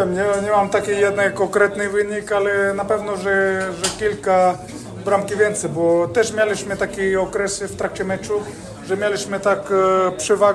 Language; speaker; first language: Polish; non-native, fluent; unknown